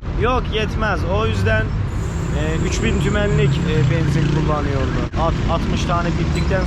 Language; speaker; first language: Turkish; non-native, fluent; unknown